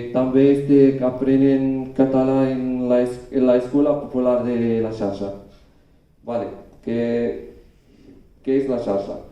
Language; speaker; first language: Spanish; non-native, learner; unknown